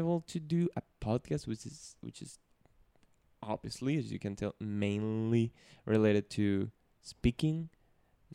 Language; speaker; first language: English; non-native, fluent; Spanish